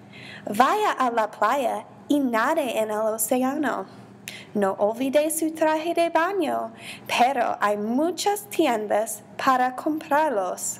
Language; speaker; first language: Spanish; non-native, learner; English